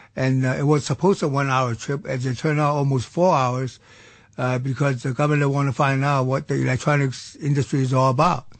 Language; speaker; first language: English; non-native, fluent; Chinese